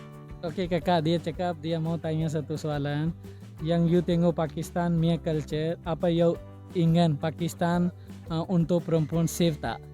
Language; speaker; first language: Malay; non-native, learner; Urdu